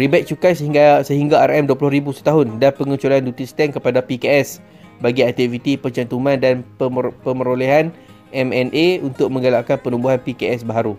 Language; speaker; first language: Malay; native; Malay